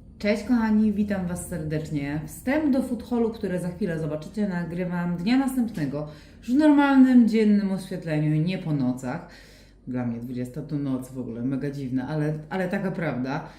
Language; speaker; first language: Polish; native; Polish